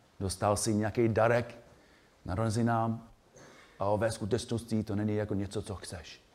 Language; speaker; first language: Czech; non-native, fluent; English